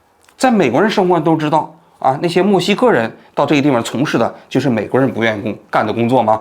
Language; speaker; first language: Chinese; native; Chinese